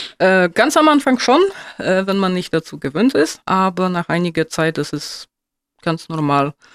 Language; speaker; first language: German; non-native, fluent; Polish